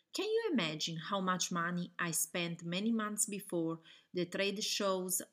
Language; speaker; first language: English; non-native, fluent; Italian